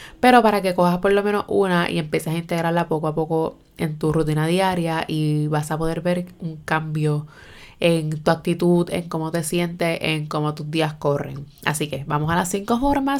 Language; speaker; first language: Spanish; native; Spanish